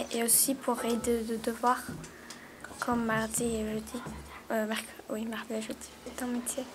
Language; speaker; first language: French; non-native, learner; Georgian